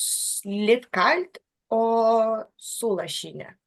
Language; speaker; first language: Norwegian; non-native, learner; Lithuanian